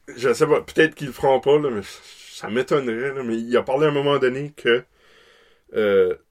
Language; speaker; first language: French; native; French